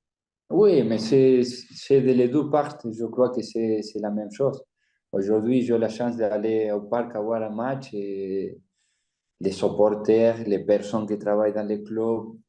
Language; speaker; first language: French; non-native, fluent; Spanish